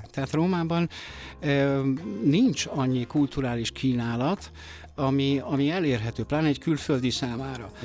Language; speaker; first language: Hungarian; early bilingual, other home language; Italian